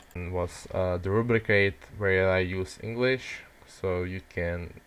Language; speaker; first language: English; non-native, learner; Czech